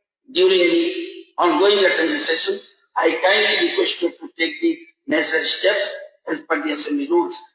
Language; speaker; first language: English; non-native, local second language; Bangla